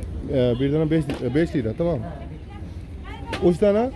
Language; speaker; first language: Turkish; non-native, learner; Urdu